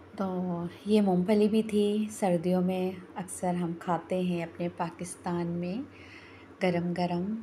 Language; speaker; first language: Urdu; non-native, local second language; Pahari-Potwari